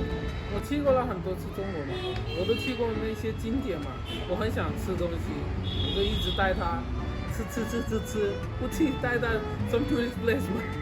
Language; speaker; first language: Chinese; non-native, fluent; Hindi